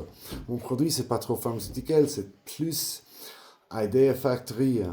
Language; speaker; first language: French; non-native, learner; English